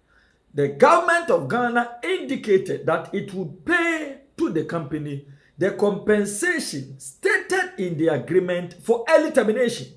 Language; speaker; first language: English; non-native, local second language; Akan